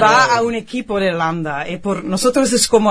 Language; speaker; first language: Spanish; non-native, fluent; Dutch